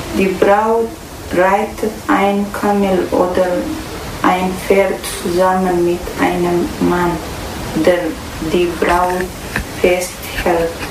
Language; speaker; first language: German; non-native, learner; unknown